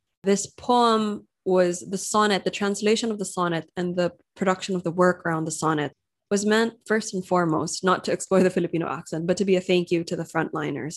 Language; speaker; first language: English; non-native, local second language; Filipino